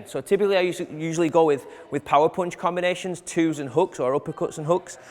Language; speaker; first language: English; native; English